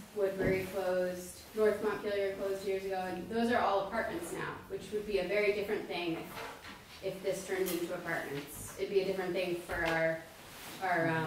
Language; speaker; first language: English; native; English